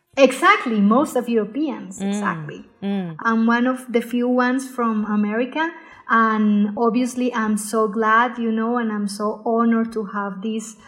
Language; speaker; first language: English; non-native, fluent; Spanish